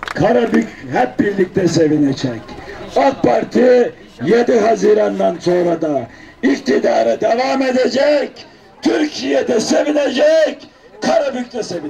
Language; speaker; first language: Turkish; native; Turkish